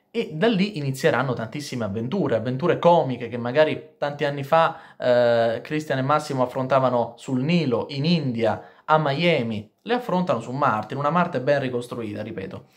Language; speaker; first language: Italian; native; Italian